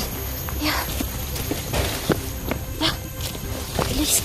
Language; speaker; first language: Filipino; non-native, local second language; Cebuano